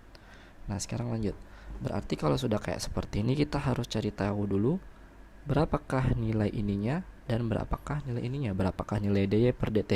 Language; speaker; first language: Indonesian; native; Indonesian